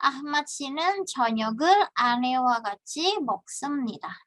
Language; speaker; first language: Korean; non-native, fluent; Indonesian